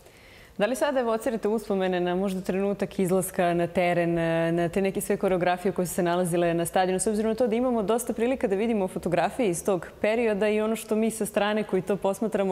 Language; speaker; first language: Serbian; native; Serbian